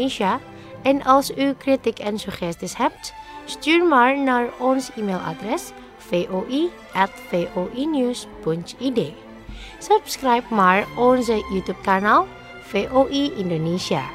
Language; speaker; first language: Dutch; non-native, learner; Indonesian